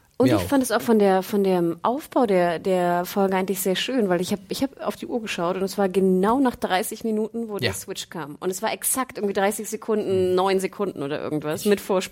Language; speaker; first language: German; native; German